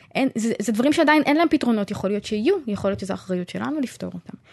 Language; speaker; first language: Hebrew; native; Hebrew